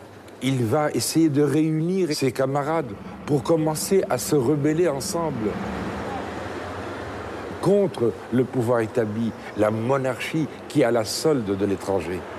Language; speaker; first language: French; native; French